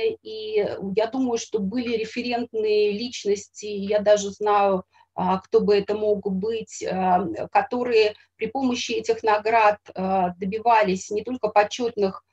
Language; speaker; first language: Russian; native; Russian